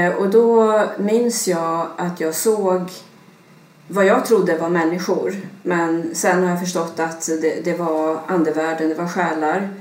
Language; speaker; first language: Swedish; early bilingual, other home language; Serbian